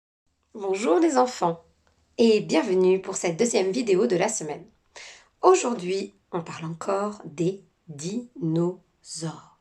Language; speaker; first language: French; native; French